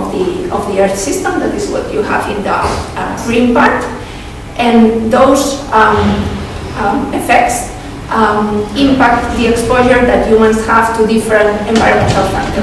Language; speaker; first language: English; non-native, fluent; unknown